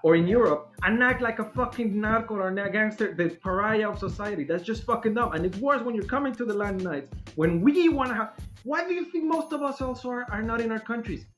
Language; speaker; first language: English; non-native, fluent; Spanish